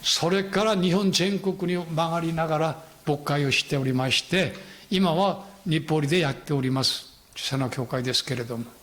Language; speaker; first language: Japanese; non-native, fluent; Korean